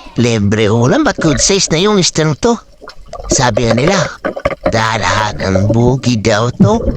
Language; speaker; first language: Filipino; native; Filipino